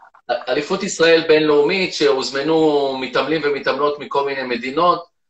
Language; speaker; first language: Hebrew; native; Hebrew